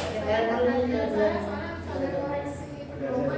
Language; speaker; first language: Indonesian; native; Indonesian